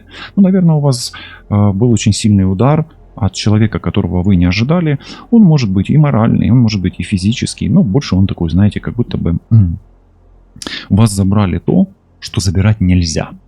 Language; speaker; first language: Russian; non-native, local second language; Ukrainian